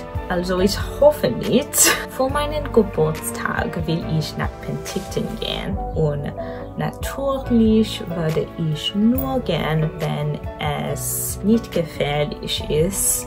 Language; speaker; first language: German; non-native, learner; English